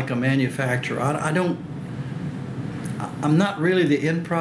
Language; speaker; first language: English; early bilingual, other home language; French